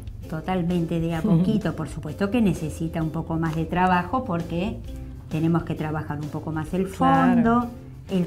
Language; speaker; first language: Spanish; native; Spanish